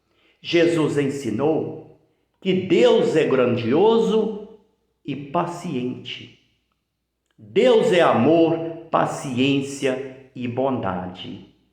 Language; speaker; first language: Portuguese; native; Portuguese